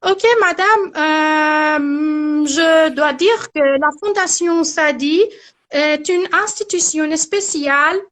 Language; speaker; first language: French; non-native, learner; Persian